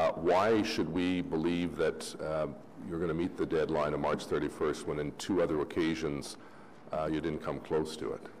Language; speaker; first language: English; native; English